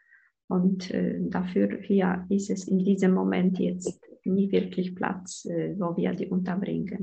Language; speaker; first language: German; non-native, fluent; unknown